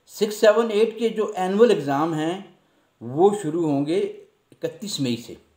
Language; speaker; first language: Urdu; non-native, local second language; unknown